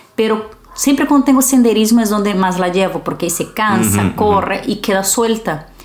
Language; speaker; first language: Spanish; early bilingual, other home language; Portuguese